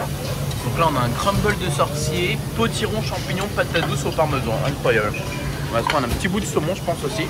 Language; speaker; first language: French; native; French